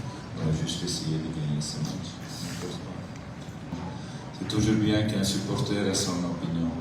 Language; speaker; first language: French; non-native, fluent; Dutch